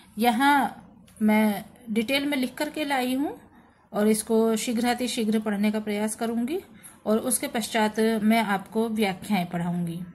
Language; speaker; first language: Hindi; native; Hindi